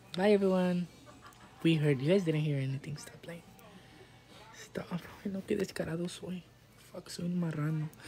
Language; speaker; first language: English; native; English